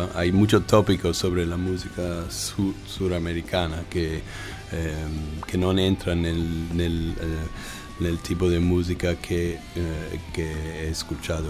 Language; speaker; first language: Spanish; non-native, fluent; English